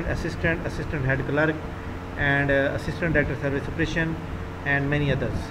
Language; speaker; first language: English; non-native, local second language; Urdu